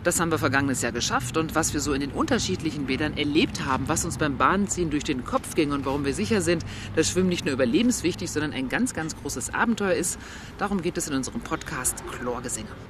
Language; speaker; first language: German; native; German